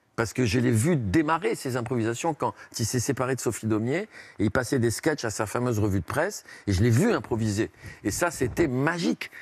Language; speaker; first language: French; early bilingual, heritage; French